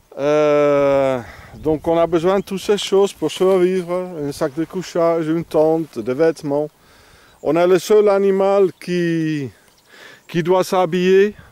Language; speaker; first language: French; non-native, fluent; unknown